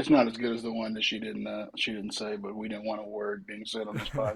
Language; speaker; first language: English; native; English